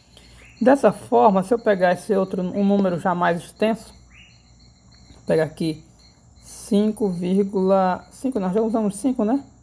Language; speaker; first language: Portuguese; native; Portuguese